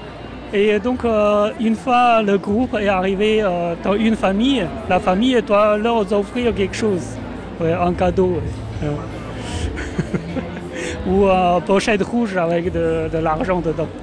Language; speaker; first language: French; non-native, fluent; Chinese